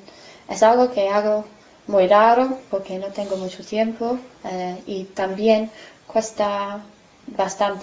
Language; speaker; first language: Spanish; non-native, learner; English